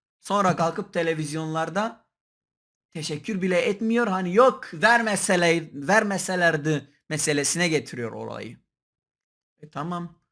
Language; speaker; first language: Turkish; non-native, local second language; Kurdish